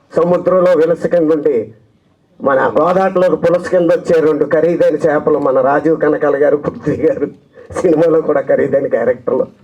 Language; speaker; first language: Telugu; native; Telugu